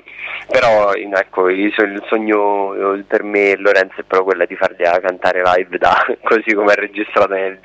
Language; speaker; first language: Italian; native; Italian